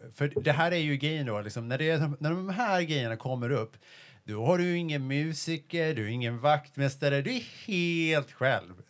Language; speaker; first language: Swedish; early bilingual, other home language; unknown